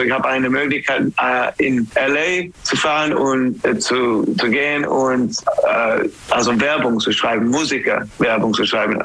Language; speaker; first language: German; non-native, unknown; English